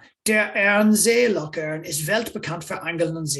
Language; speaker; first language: German; non-native, fluent; English